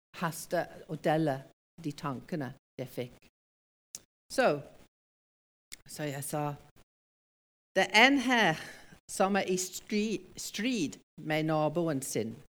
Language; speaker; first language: Norwegian; non-native, fluent; English